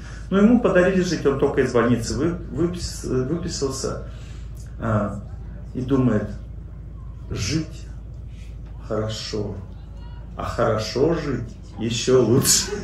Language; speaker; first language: Russian; native; Russian